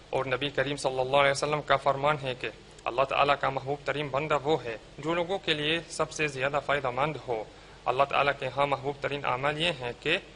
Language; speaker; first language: Urdu; non-native, fluent; Arabic